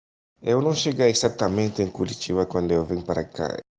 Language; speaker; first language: Portuguese; non-native, learner; Haitian Creole